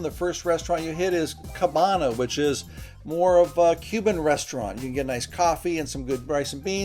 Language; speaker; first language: English; native; English